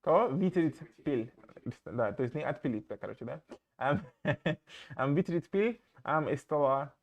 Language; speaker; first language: Russian; non-native, fluent; English